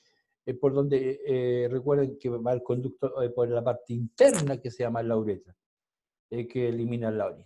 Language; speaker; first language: Spanish; native; Spanish